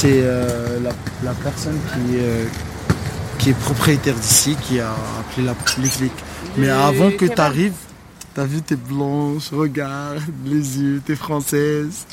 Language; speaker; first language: French; non-native, local second language; Arabic